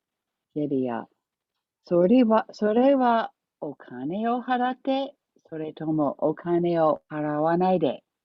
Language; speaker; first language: Japanese; non-native, fluent; English